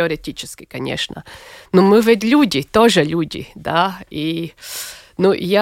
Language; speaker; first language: Russian; non-native, local second language; Latvian